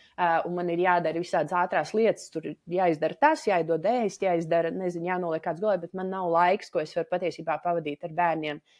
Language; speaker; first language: Latvian; native; Latvian